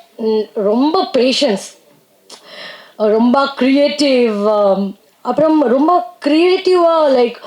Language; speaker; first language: Tamil; non-native, learner; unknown